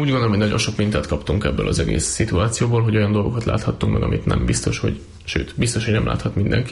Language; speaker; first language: Hungarian; native; Hungarian